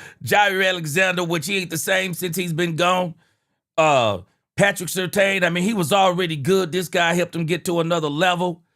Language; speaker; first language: English; native; English